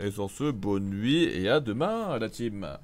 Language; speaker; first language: French; native; French